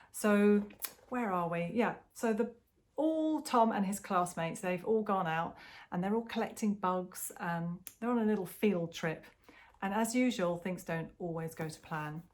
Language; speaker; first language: English; native; English